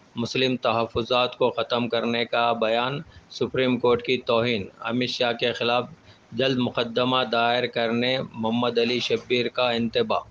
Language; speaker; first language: Urdu; native; Urdu